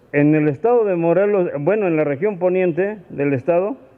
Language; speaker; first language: Spanish; native; Spanish